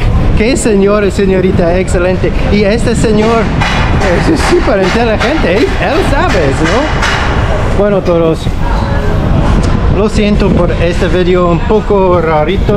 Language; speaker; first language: Spanish; non-native, learner; English